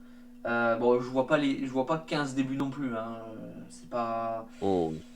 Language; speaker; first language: French; native; French